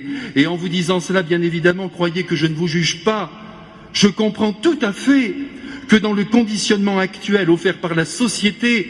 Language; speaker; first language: French; native; French